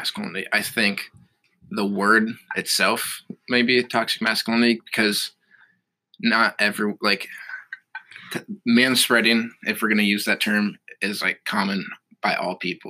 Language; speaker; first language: English; native; English